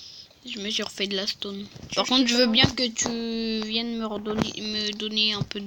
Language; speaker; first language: French; native; French